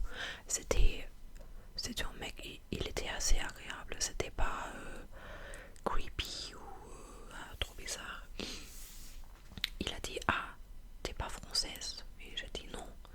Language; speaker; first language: French; non-native, fluent; German